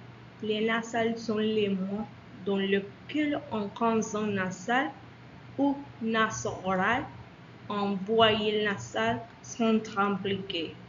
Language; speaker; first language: French; non-native, learner; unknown